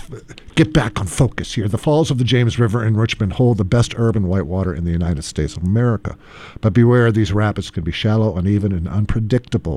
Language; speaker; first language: English; native; English